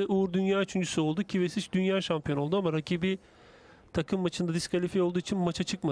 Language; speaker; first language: Turkish; native; Turkish